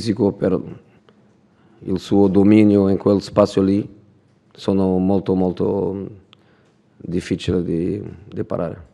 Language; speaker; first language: Italian; non-native, fluent; Portuguese